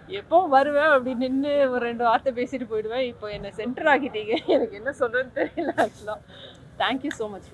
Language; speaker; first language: Tamil; native; Tamil